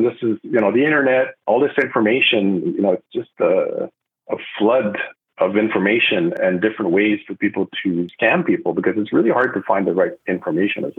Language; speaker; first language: English; non-native, fluent; French